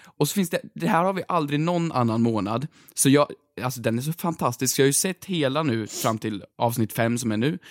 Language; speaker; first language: Swedish; native; Swedish